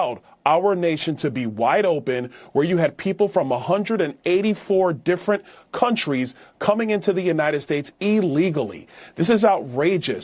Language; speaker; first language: English; native; English